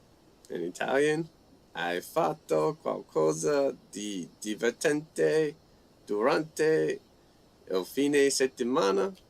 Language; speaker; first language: Italian; non-native, learner; English